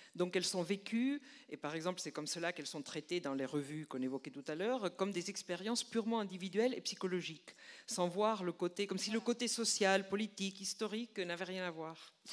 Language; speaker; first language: French; non-native, fluent; Spanish